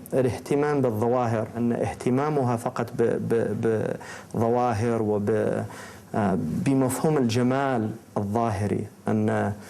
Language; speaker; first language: Arabic; non-native, fluent; English